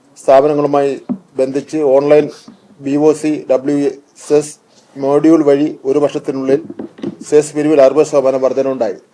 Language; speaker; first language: Malayalam; native; Malayalam